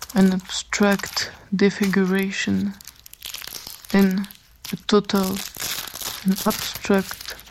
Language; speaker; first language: English; non-native, fluent; French